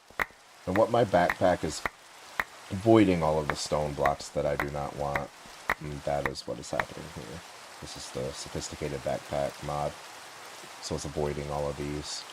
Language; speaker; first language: English; native; English